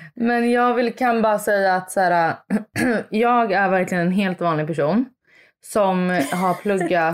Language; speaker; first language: Swedish; early bilingual, other home language; Italian